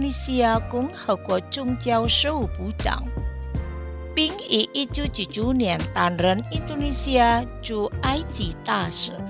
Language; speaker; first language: Chinese; non-native, fluent; Indonesian